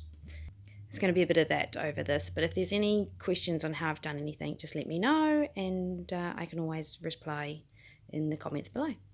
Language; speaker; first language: English; native; English